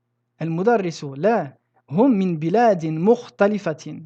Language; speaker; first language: Arabic; non-native, fluent; French